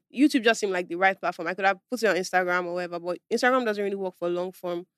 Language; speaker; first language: English; non-native, local second language; Yoruba